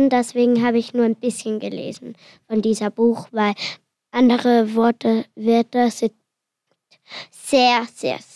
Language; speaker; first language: German; non-native, learner; Finnish